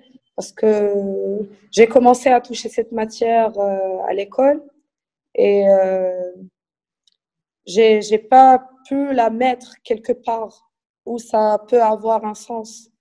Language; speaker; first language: French; non-native, local second language; Arabic